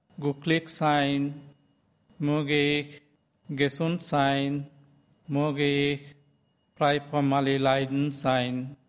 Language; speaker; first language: German; non-native, learner; Sinhala